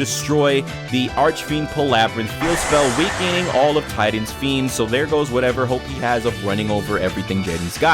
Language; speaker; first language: English; native; English